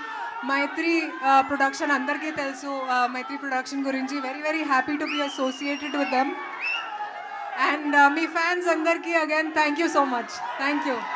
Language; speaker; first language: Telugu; non-native, local second language; Hindi